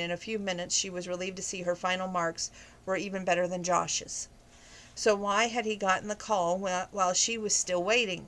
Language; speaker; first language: English; native; English